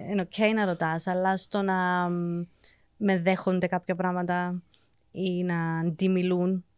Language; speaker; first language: Greek; early bilingual, heritage; English